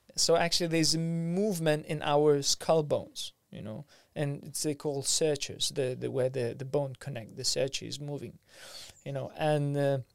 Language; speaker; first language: English; non-native, fluent; Lithuanian